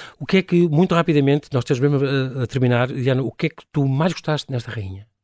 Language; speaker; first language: Portuguese; native; Portuguese